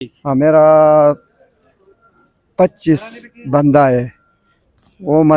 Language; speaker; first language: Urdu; non-native, local second language; Pashto